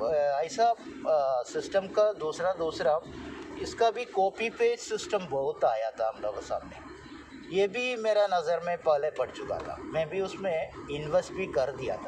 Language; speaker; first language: Hindi; non-native, local second language; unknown